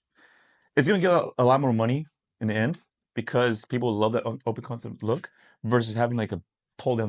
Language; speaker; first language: English; native; English